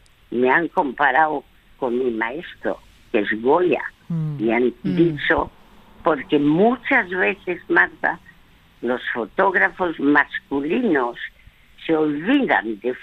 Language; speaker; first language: Spanish; early bilingual, other home language; French